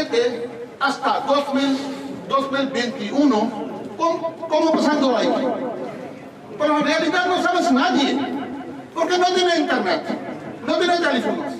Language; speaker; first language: Spanish; non-native, learner; Urdu